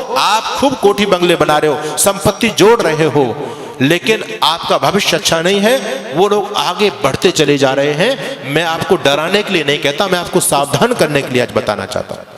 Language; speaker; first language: Hindi; native; Hindi